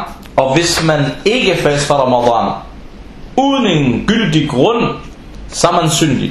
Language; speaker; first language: Danish; non-native, fluent; Arabic